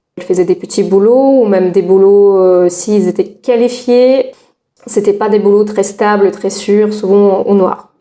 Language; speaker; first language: French; non-native, fluent; Russian